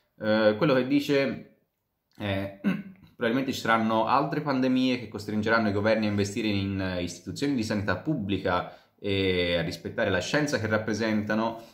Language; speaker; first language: Italian; native; Italian